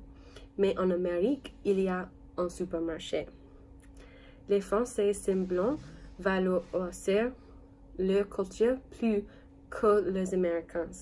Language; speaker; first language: French; non-native, learner; English